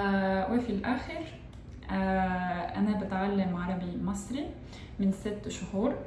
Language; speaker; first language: Arabic; non-native, learner; French